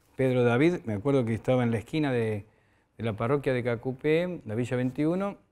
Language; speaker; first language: Spanish; native; Spanish